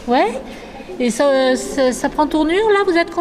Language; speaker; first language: French; native; French